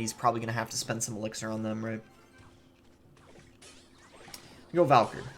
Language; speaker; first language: English; native; English